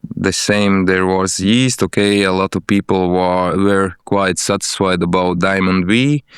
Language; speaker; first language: English; non-native, fluent; Latvian